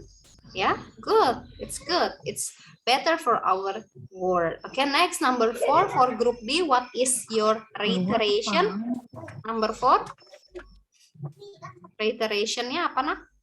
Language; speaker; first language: English; non-native, learner; Indonesian